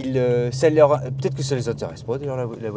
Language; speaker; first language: French; native; French